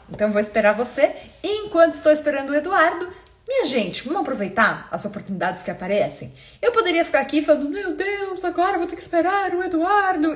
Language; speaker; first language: Portuguese; native; Portuguese